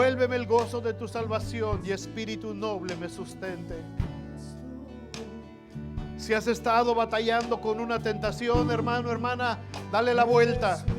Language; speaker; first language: Spanish; native; Spanish